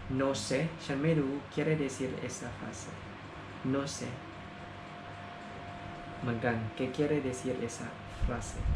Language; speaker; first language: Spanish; non-native, learner; Thai